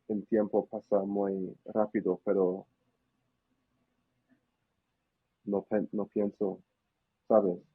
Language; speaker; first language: Spanish; non-native, learner; English